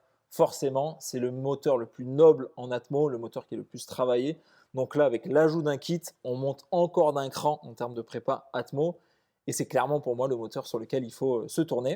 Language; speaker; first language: French; native; French